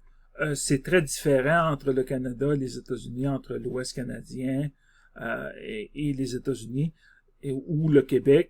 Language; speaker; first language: French; native; French